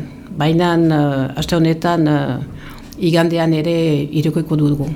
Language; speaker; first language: Basque; non-native, local second language; French